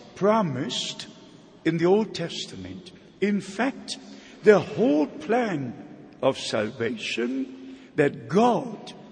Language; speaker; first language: English; non-native, fluent; German